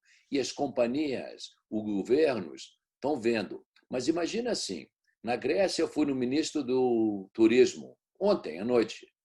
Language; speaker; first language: Portuguese; early bilingual, heritage; Portuguese